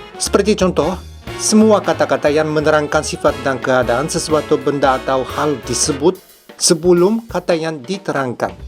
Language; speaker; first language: Indonesian; non-native, fluent; Japanese